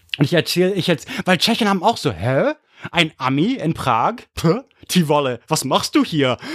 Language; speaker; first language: German; early bilingual, other home language; English